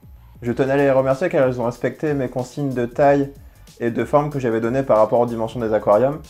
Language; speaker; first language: French; native; French